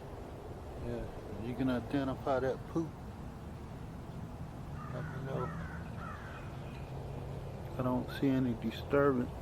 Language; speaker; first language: English; native; English